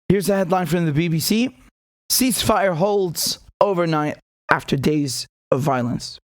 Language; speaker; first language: English; native; English